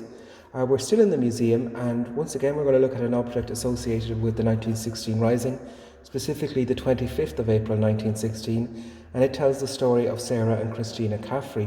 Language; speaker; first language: English; native; English